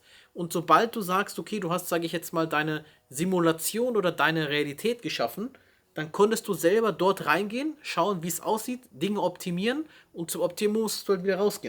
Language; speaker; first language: German; native; German